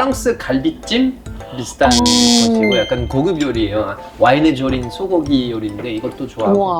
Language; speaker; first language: Korean; non-native, fluent; French